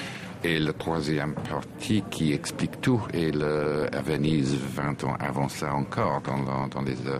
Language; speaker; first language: French; non-native, fluent; English